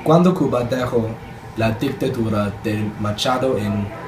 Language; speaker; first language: Spanish; non-native, learner; English